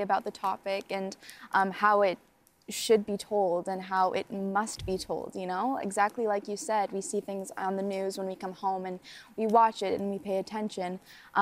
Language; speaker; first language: English; native; English